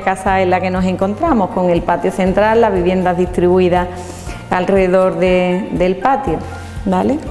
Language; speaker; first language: Spanish; native; Spanish